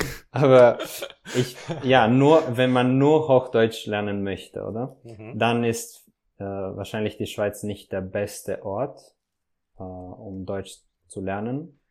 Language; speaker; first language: German; non-native, fluent; Italian